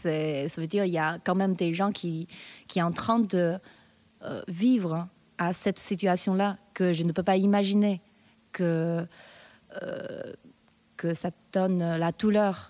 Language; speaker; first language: French; non-native, fluent; Chinese